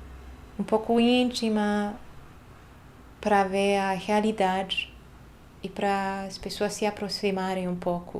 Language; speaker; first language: Portuguese; non-native, fluent; Hungarian